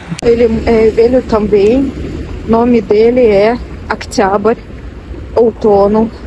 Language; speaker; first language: Portuguese; non-native, learner; Russian